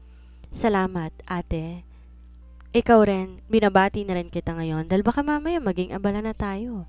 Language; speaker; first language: Filipino; native; Filipino